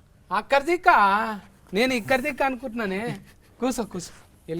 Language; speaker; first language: Telugu; native; Telugu